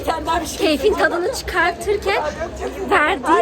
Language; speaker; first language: Turkish; native; Turkish